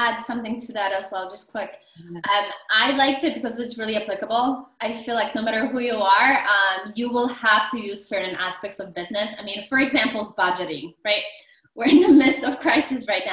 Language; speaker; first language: English; non-native, fluent; Polish